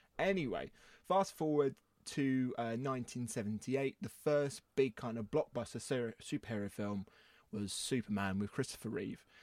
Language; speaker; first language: English; native; English